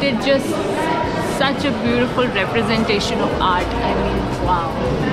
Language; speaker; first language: English; non-native, local second language; Hindi